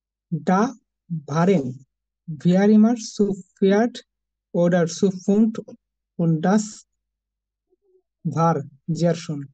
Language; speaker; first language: German; non-native, learner; Bangla